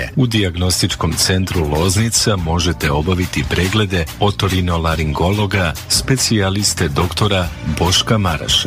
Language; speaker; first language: Serbian; native; Serbian